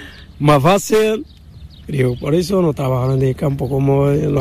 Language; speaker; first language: Spanish; non-native, learner; Arabic